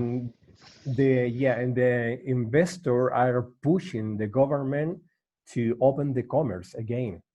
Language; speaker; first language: English; non-native, learner; Spanish